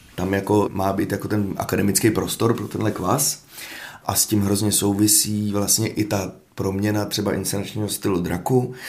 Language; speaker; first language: Czech; native; Czech